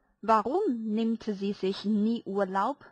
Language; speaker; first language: German; non-native, fluent; Chinese